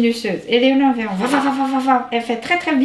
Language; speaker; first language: French; non-native, learner; Vietnamese